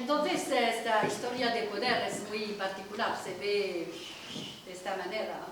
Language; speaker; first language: Spanish; non-native, learner; French